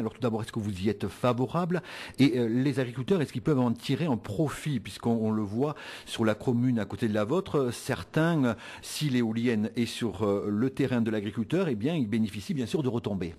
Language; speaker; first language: French; native; French